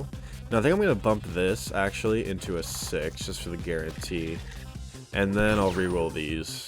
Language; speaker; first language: English; native; English